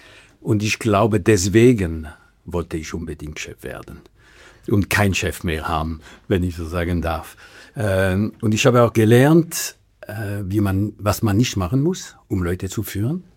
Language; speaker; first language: German; non-native, local second language; French